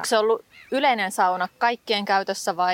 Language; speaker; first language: Finnish; native; Finnish